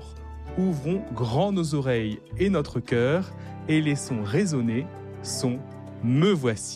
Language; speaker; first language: French; native; French